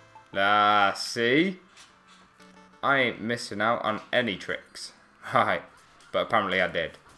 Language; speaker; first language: English; native; English